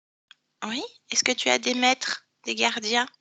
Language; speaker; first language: French; native; French